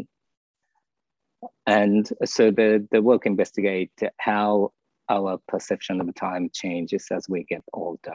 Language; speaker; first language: English; non-native, fluent; Japanese